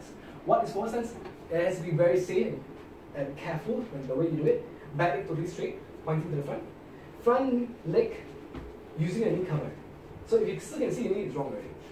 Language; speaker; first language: English; non-native, local second language; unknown